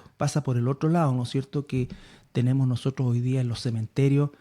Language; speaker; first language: Spanish; native; Spanish